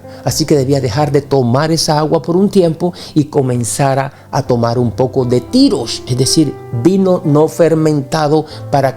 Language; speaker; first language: Spanish; native; Spanish